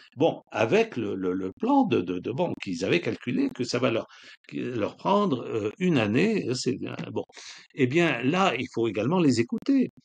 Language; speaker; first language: French; non-native, local second language; Arabic